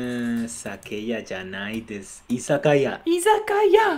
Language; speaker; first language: Japanese; non-native, learner; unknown